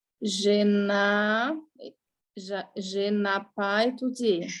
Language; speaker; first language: French; non-native, learner; Portuguese